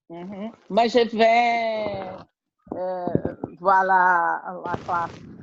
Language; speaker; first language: French; non-native, learner; Portuguese